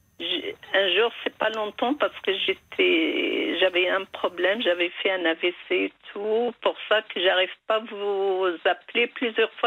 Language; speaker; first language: French; non-native, fluent; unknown